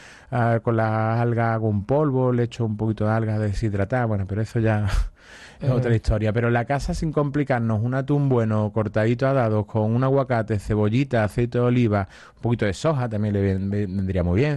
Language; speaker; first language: Spanish; native; Spanish